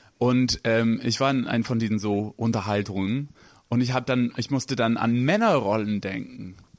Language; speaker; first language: German; non-native, fluent; English